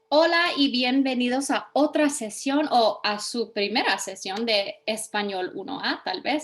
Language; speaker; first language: Spanish; non-native, fluent; English